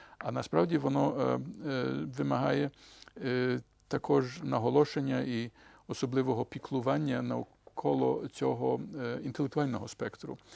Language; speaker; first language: Ukrainian; early bilingual, heritage; Ukrainian